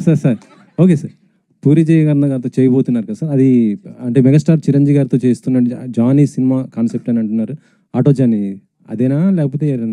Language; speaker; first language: Telugu; native; Telugu